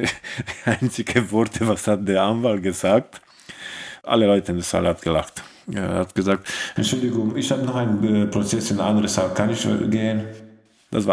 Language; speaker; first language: German; non-native, fluent; Romanian